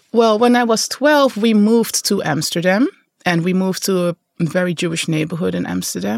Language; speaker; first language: English; non-native, fluent; Dutch